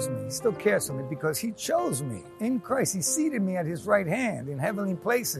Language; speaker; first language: English; native; English